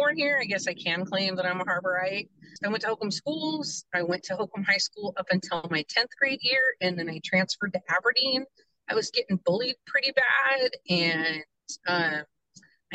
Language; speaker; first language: English; native; English